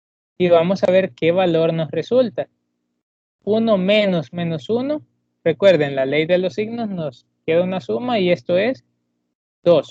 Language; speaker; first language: Spanish; native; Spanish